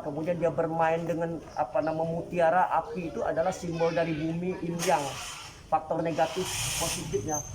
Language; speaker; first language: Indonesian; native; Indonesian